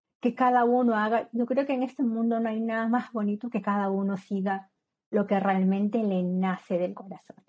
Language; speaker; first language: Spanish; native; Spanish